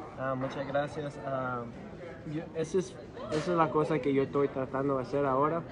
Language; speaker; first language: Spanish; early bilingual, heritage; English